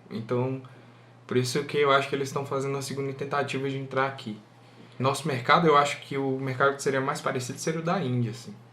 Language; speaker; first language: Portuguese; native; Portuguese